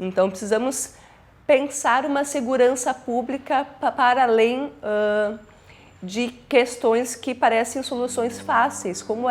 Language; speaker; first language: Portuguese; native; Portuguese